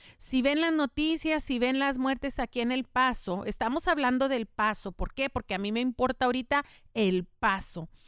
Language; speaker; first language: Spanish; native; Spanish